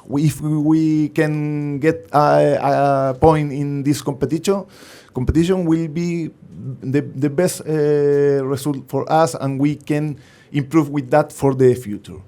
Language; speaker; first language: English; non-native, learner; Spanish